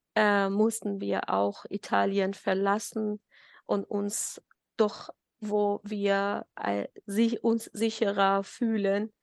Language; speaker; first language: German; non-native, fluent; Persian